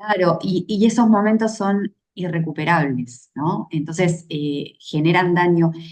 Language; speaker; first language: Spanish; native; Spanish